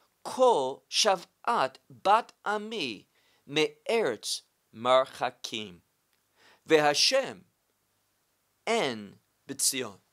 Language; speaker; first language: Hebrew; non-native, fluent; English